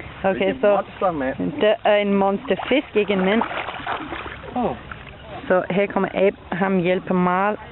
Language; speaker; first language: Danish; non-native, learner; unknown